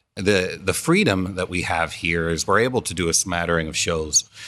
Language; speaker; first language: English; native; English